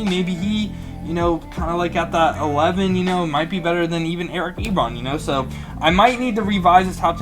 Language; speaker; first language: English; native; English